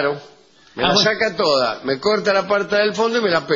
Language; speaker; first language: Spanish; native; Spanish